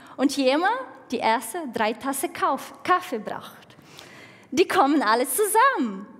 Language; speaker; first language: German; non-native, fluent; Portuguese